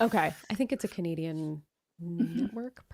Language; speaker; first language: English; native; English